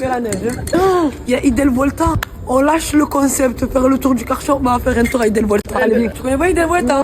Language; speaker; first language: French; native; French